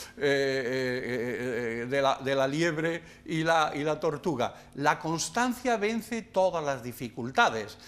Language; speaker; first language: Spanish; native; Spanish